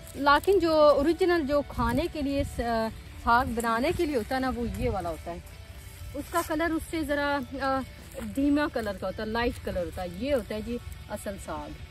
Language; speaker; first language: Urdu; non-native, local second language; Punjabi